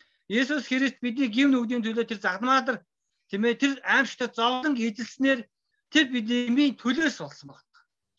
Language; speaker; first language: Mongolian; non-native, fluent; Korean